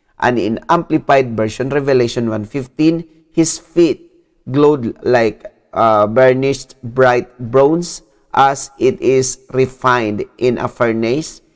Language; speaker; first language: English; non-native, local second language; Filipino